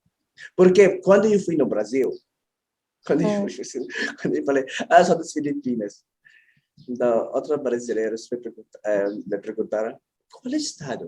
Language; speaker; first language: Portuguese; non-native, learner; Filipino